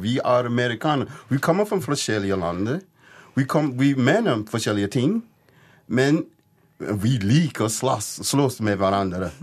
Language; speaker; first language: Norwegian; non-native, fluent; English